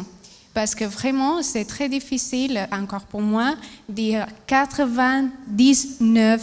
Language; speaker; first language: French; non-native, fluent; Spanish